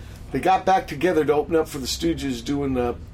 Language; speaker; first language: English; native; English